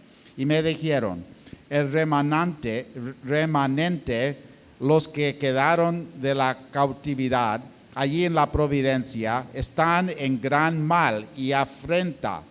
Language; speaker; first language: Spanish; non-native, fluent; English